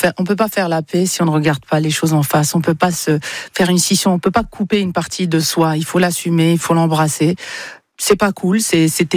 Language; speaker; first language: French; non-native, local second language; Arabic